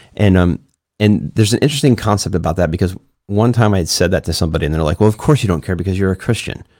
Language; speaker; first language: English; native; English